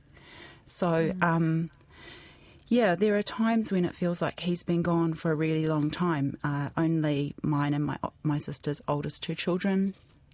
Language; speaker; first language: English; native; English